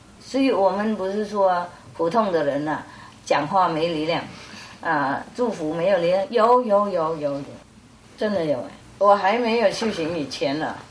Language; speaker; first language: Chinese; non-native, fluent; Vietnamese